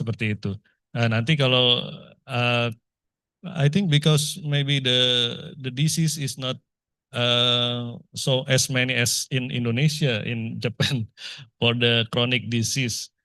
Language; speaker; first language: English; non-native, fluent; Indonesian